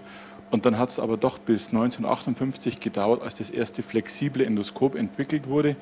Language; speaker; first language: German; native; German